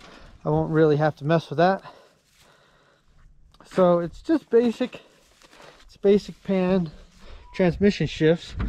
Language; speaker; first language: English; native; English